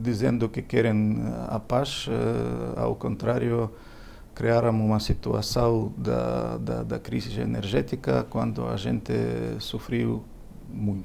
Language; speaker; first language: Portuguese; non-native, fluent; Ukrainian